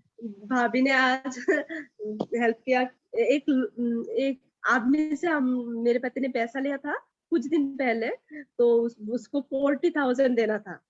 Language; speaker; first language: Hindi; native; Hindi